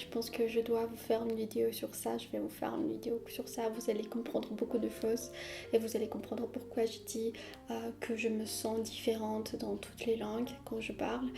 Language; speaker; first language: French; non-native, fluent; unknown